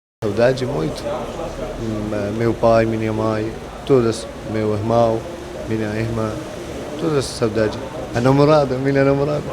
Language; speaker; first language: Portuguese; non-native, learner; Arabic